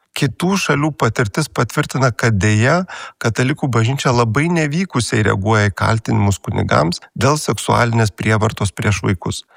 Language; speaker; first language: Lithuanian; native; Lithuanian